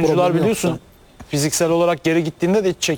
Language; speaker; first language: Turkish; native; Turkish